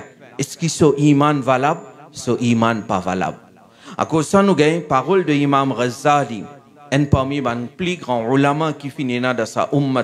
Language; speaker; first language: French; non-native, local second language; Morisyen